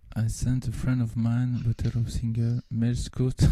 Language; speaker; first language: English; non-native, learner; French